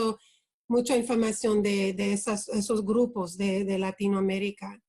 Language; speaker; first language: Spanish; early bilingual, heritage; Spanish